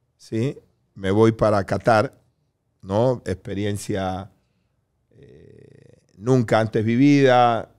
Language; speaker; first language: Spanish; native; Spanish